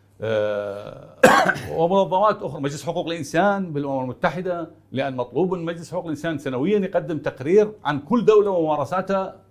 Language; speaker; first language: Arabic; native; Arabic